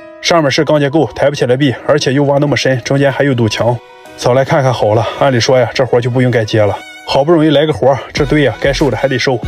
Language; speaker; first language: Chinese; native; Chinese